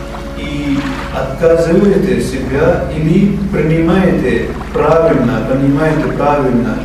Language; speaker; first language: Russian; non-native, learner; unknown